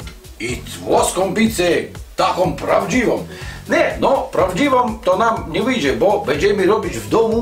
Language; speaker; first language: Polish; non-native, learner; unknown